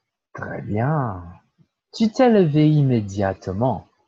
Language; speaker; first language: French; non-native, learner; Portuguese